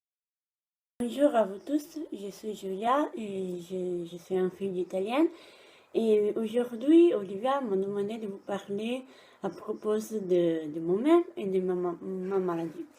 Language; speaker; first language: French; non-native, fluent; Italian